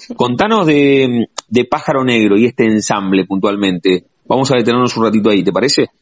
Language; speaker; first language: Spanish; native; Spanish